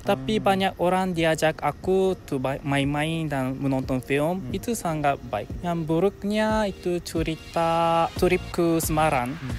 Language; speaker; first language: Indonesian; non-native, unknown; Japanese